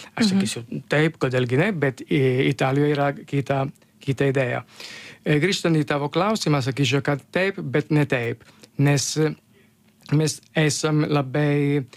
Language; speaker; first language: Lithuanian; non-native, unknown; Italian